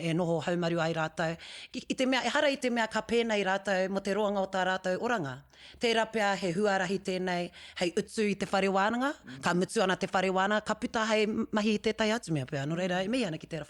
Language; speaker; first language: Māori; non-native, local second language; English